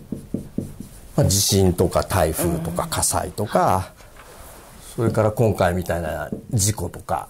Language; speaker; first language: Japanese; native; Japanese